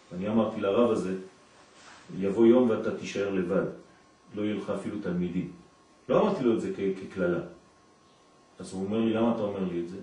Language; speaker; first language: Hebrew; non-native, fluent; French